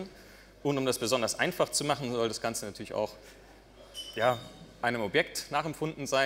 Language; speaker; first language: German; native; German